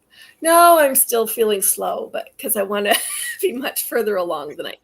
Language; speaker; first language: English; native; English